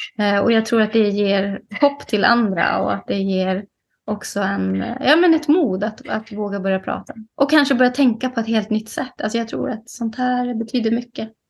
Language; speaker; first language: Swedish; native; Swedish